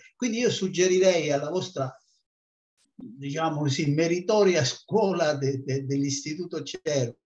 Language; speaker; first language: Italian; native; Italian